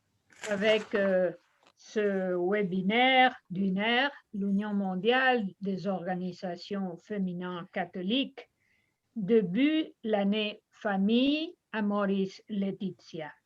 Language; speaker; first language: French; non-native, fluent; Spanish